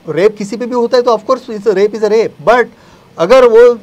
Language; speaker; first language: Hindi; native; Hindi